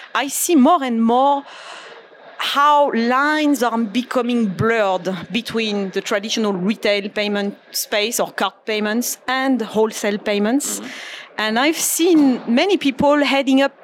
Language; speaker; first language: English; non-native, fluent; French